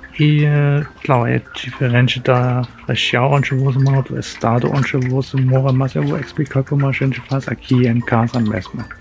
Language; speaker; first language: Portuguese; non-native, fluent; German